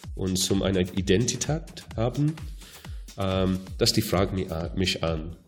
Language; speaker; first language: German; non-native, learner; English